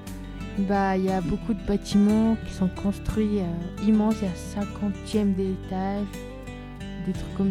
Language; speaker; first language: French; early bilingual, other home language; Turkish